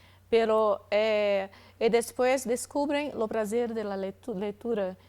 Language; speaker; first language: Spanish; non-native, learner; Portuguese